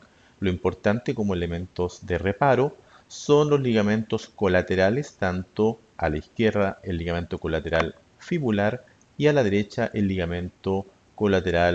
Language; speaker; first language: Spanish; native; Spanish